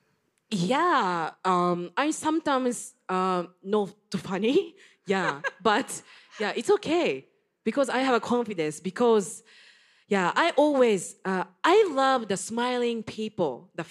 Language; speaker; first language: English; non-native, learner; Japanese